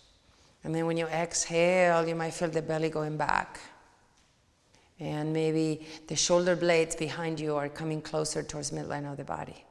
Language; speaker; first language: English; non-native, fluent; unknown